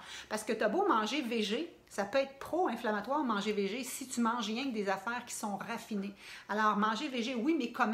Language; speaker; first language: French; native; French